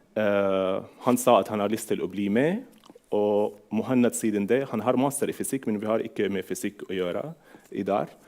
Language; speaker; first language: Norwegian; non-native, fluent; Arabic